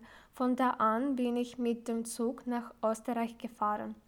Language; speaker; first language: German; non-native, learner; Ukrainian